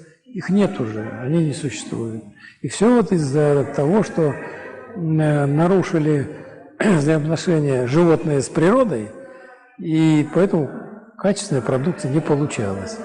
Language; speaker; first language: Russian; native; Russian